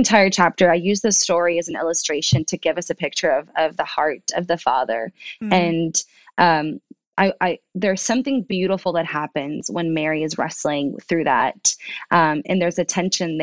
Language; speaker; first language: English; early bilingual, other home language; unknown